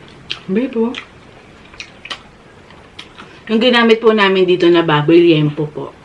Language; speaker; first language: Filipino; native; Filipino